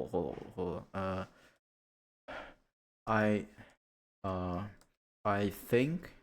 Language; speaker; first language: English; non-native, learner; Japanese